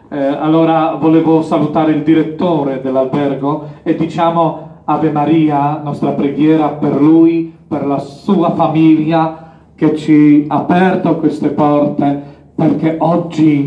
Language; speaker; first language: Italian; non-native, fluent; Polish